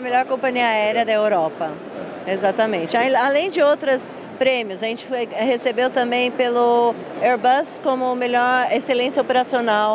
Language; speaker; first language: Portuguese; non-native, learner; Turkish